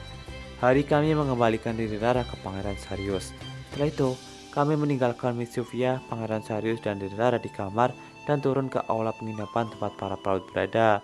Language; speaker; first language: Indonesian; native; Indonesian